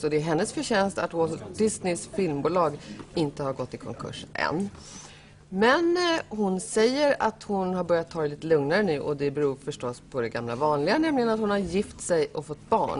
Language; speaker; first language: Swedish; native; Swedish